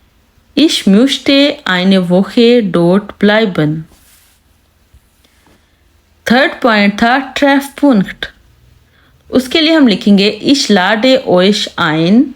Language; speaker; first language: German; non-native, fluent; Urdu